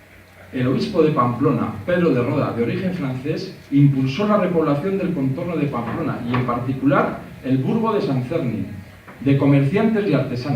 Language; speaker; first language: Spanish; native; Spanish